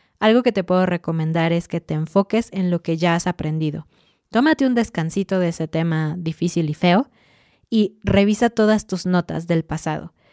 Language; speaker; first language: Spanish; native; Spanish